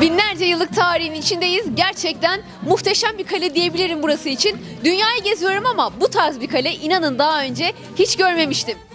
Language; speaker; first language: Turkish; native; Turkish